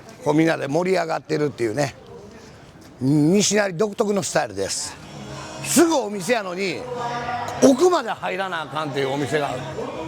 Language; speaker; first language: Japanese; native; Japanese